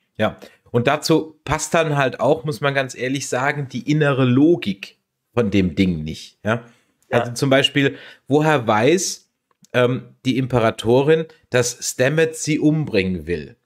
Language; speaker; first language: German; native; German